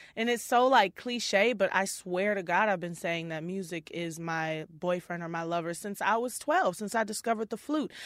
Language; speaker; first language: English; native; English